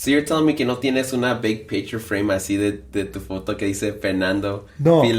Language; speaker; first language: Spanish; early bilingual, heritage; Spanish